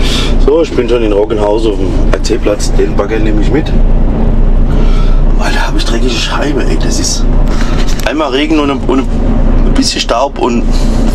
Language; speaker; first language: German; native; German